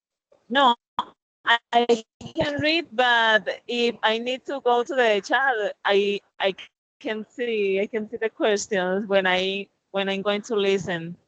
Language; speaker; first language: English; non-native, learner; Spanish